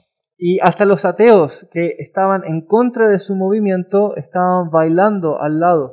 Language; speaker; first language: Spanish; native; Spanish